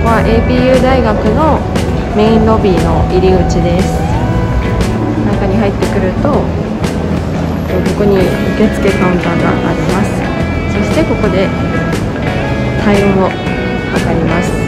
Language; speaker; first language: Japanese; non-native, fluent; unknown